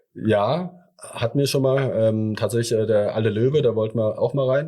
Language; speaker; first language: German; early bilingual, other home language; Thai